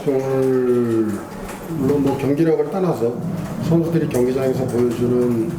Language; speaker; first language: Korean; native; Korean